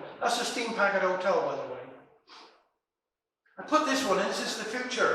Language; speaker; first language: English; native; English